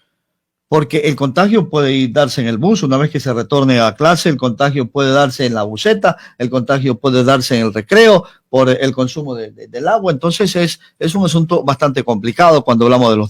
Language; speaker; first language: Spanish; native; Spanish